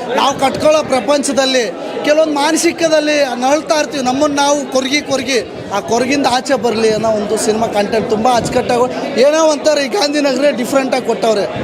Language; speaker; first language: Kannada; native; Kannada